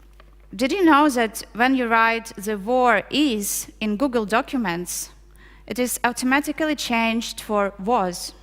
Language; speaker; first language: English; non-native, fluent; Ukrainian